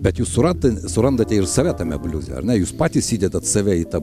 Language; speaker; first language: Lithuanian; native; Lithuanian